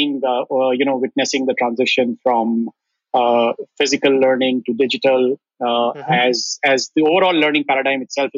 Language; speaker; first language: English; non-native, local second language; Hindi